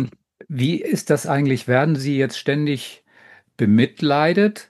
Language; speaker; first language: German; native; German